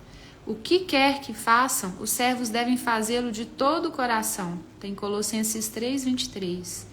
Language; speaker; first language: Portuguese; native; Portuguese